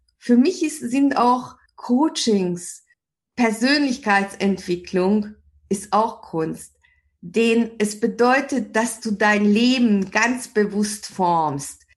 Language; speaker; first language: German; early bilingual, other home language; Hungarian